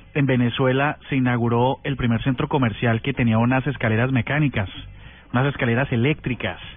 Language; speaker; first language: Spanish; native; Spanish